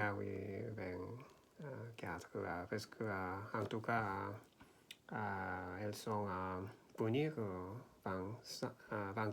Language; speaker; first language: French; non-native, learner; Korean